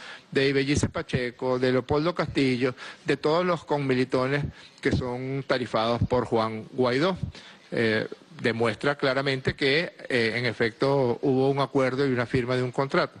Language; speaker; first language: Spanish; native; Spanish